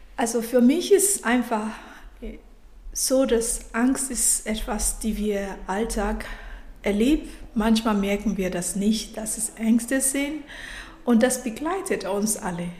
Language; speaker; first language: German; non-native, fluent; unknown